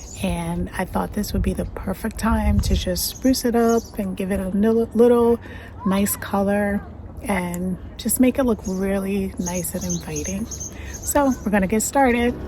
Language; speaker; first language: English; native; English